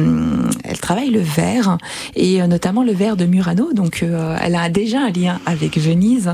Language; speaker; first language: French; native; French